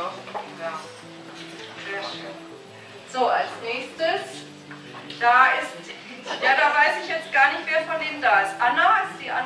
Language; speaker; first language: German; native; German